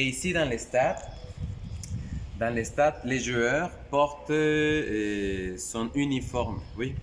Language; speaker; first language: French; non-native, fluent; Spanish